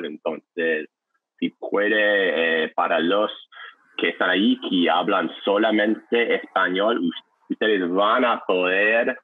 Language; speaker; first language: Spanish; non-native, learner; English